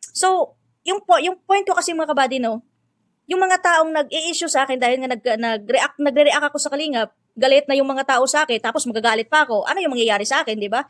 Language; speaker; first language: Filipino; non-native, local second language; Hiligaynon